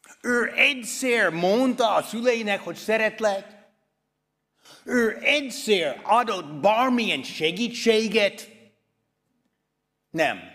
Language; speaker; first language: Hungarian; non-native, fluent; English